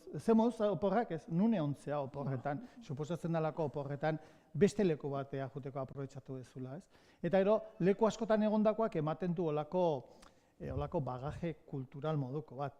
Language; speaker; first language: Basque; native; Basque